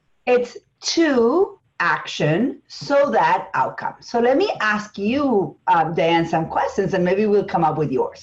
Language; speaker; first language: English; non-native, fluent; Spanish